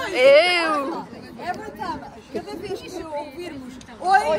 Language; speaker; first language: Portuguese; non-native, learner; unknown